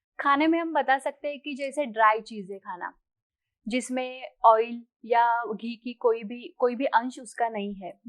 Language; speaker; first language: Hindi; non-native, local second language; Marathi